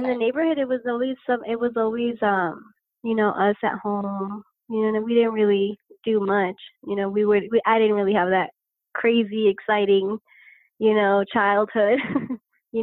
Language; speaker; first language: English; native; English